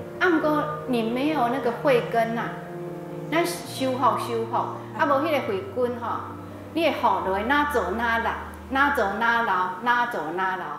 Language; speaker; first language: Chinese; native; Chinese